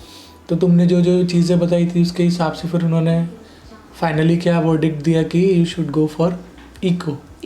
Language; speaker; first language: Hindi; native; Hindi